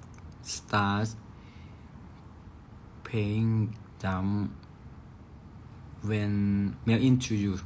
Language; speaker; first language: English; non-native, learner; Thai